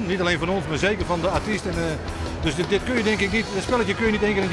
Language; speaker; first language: Dutch; native; Dutch